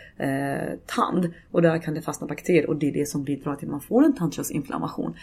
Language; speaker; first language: Swedish; early bilingual, other home language; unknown